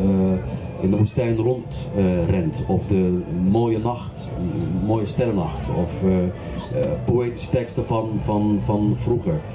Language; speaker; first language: Dutch; non-native, fluent; Arabic